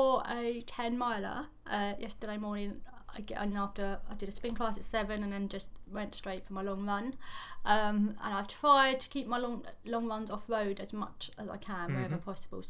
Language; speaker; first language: English; native; English